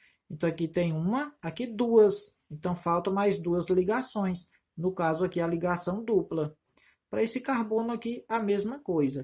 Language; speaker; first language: Portuguese; native; Portuguese